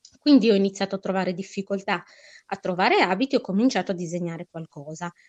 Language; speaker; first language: Italian; early bilingual, other home language; Arabic